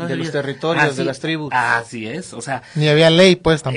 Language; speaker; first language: Spanish; native; Spanish